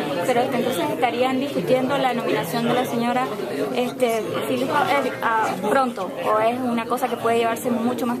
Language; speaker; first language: Spanish; native; Spanish